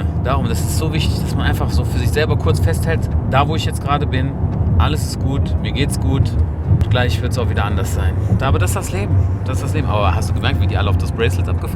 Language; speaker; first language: German; native; German